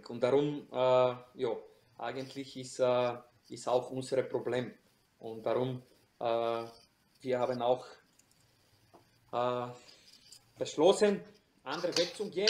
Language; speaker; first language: German; non-native, fluent; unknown